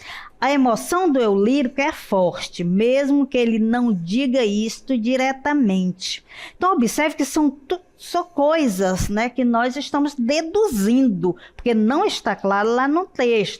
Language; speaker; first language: Portuguese; native; Portuguese